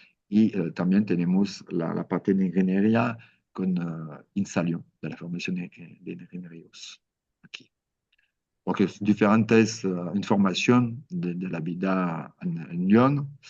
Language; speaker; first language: Spanish; non-native, learner; French